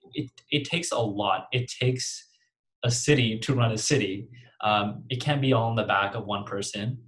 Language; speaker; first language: English; native; English